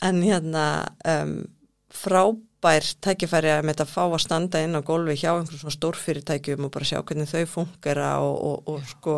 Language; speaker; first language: Icelandic; native; Icelandic